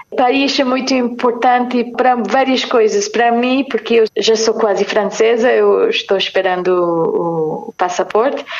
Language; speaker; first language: Portuguese; non-native, fluent; English